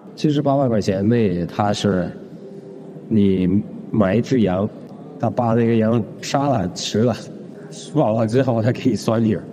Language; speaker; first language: Chinese; non-native, fluent; Russian